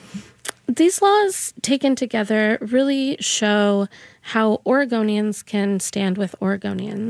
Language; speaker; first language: English; early bilingual, other home language; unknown